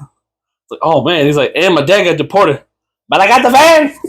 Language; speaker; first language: English; native; English